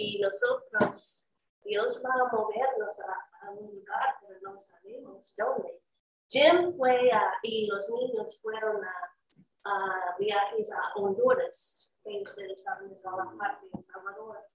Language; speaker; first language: Spanish; non-native, learner; English